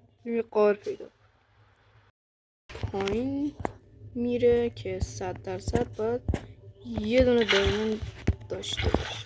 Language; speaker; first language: Persian; native; Persian